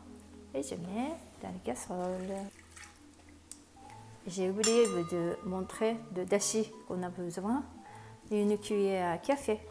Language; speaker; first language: French; non-native, fluent; Japanese